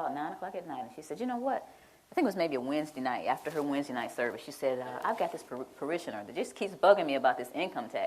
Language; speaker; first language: English; native; English